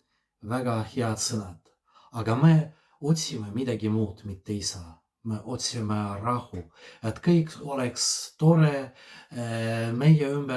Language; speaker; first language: Estonian; non-native, fluent; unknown